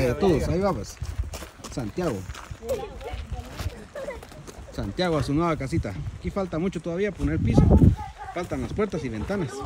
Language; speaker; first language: Spanish; native; Spanish